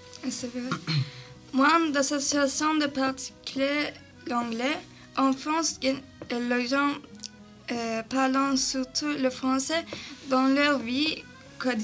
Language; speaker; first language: French; non-native, learner; Turkish